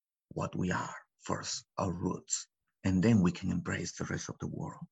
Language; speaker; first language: English; non-native, fluent; Spanish